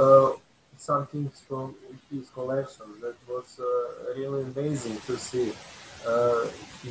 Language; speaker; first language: English; non-native, learner; Bosnian